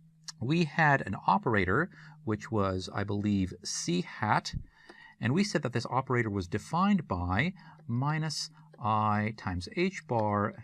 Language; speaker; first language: English; native; English